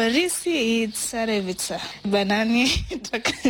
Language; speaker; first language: Bulgarian; non-native, learner; Swahili